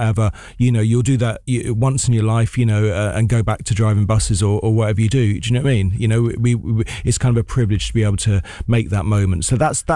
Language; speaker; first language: English; native; English